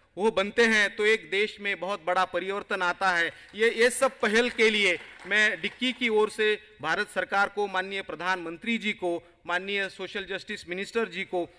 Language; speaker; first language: Hindi; non-native, local second language; Marathi